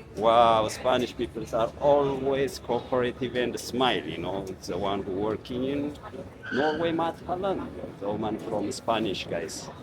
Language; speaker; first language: English; non-native, learner; Amharic